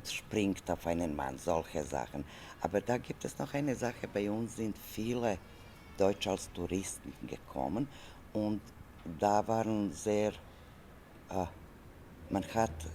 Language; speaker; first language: German; non-native, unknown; Serbian